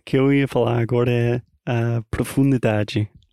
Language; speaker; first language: Portuguese; non-native, fluent; English